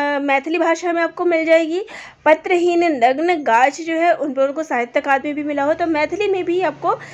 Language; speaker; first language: Hindi; native; Hindi